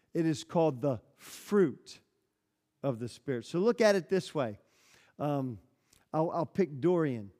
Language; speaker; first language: English; native; English